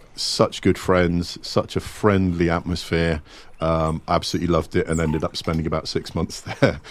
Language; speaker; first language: English; native; English